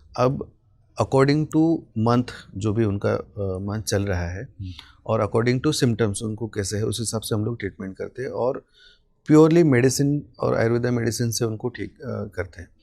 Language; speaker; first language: Hindi; non-native, local second language; Marathi